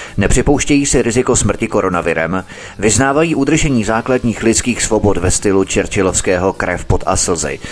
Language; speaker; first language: Czech; native; Czech